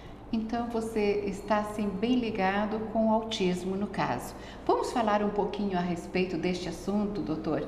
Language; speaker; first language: Portuguese; native; Portuguese